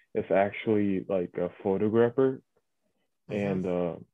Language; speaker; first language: English; early bilingual, other home language; Korean